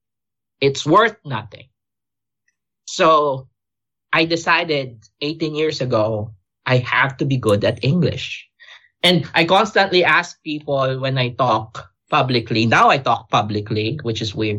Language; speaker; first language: English; non-native, local second language; Filipino